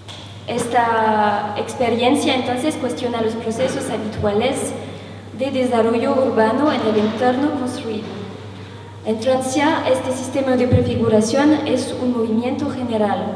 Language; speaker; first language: Spanish; non-native, learner; French